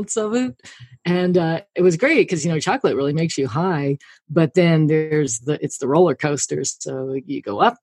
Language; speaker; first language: English; native; English